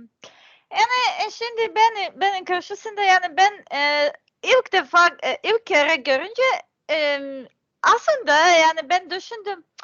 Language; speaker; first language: Turkish; non-native, learner; Serbian